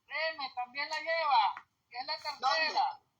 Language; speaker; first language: Spanish; native; Spanish